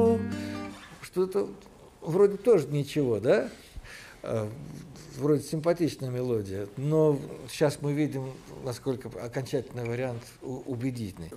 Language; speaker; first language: Russian; native; Russian